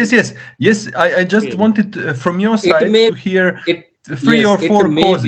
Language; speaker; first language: English; non-native, learner; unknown